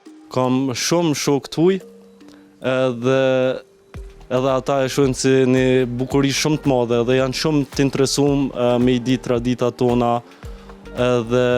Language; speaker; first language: Albanian; early bilingual, heritage; Albanian